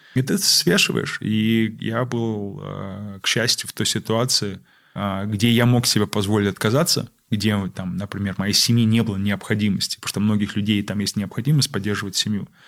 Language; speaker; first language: Russian; early bilingual, heritage; Russian